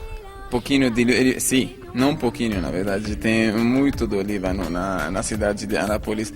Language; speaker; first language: Portuguese; non-native, fluent; Arabic